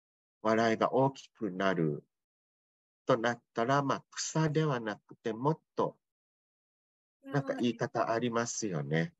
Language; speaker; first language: Japanese; non-native, fluent; Thai